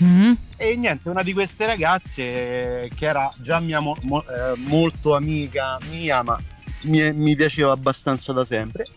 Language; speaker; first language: Italian; native; Italian